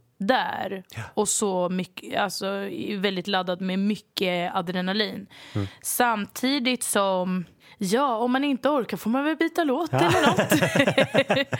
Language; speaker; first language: Swedish; early bilingual, other home language; Lingala